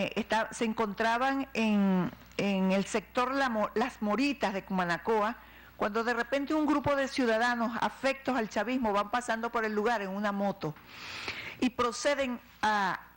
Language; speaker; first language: Spanish; native; Spanish